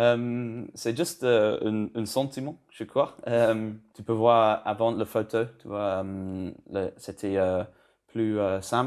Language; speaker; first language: French; non-native, learner; English